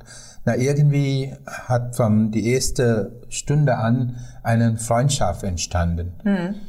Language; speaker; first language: German; non-native, fluent; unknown